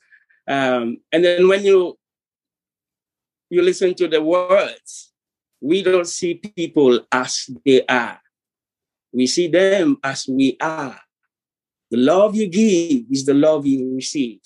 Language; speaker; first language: English; non-native, local second language; Ewe